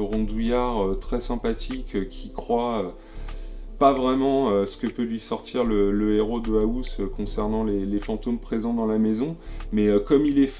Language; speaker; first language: French; native; French